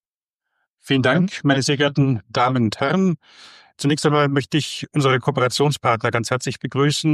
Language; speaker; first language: German; native; German